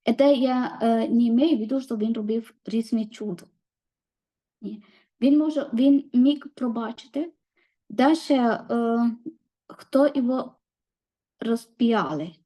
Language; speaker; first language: Ukrainian; non-native, learner; Malayalam